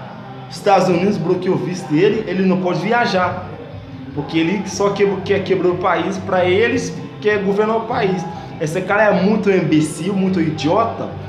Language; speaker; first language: Portuguese; non-native, learner; Haitian Creole